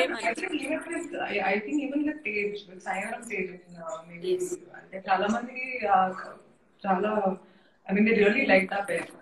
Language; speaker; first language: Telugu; non-native, fluent; Hindi